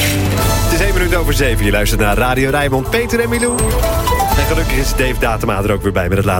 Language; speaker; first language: Dutch; native; Dutch